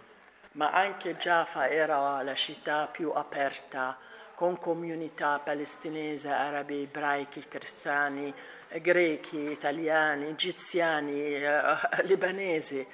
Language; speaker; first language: Italian; non-native, learner; Arabic